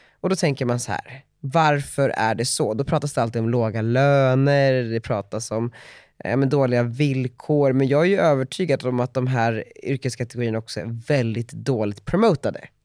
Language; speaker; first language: Swedish; native; Swedish